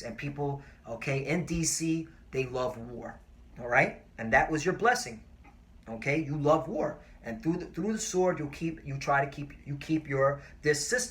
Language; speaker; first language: English; native; English